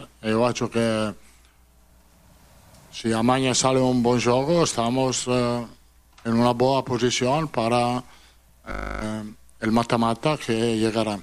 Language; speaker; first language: Portuguese; non-native, fluent; Italian